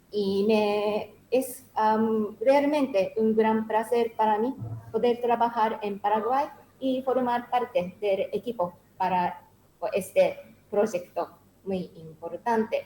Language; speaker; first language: Spanish; non-native, learner; Japanese